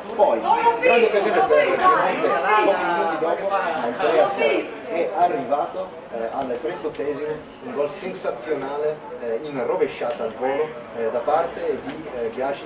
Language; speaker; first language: Italian; native; Italian